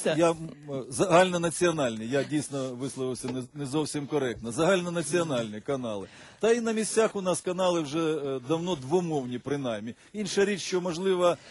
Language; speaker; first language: Ukrainian; non-native, local second language; Russian